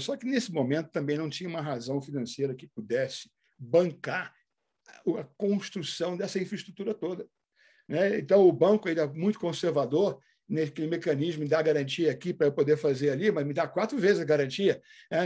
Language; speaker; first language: Portuguese; native; Portuguese